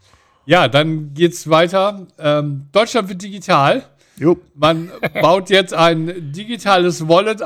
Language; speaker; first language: German; native; German